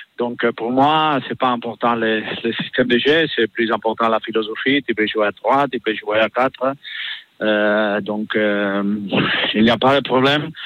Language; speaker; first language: French; non-native, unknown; Catalan